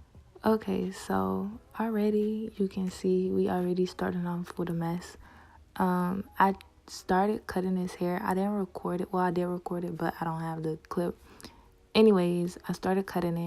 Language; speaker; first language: English; native; English